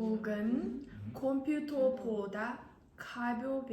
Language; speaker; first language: Korean; non-native, learner; Kazakh